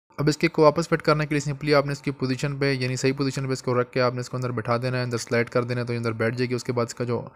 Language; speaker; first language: Urdu; native; Urdu